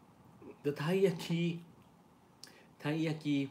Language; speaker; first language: English; non-native, learner; Japanese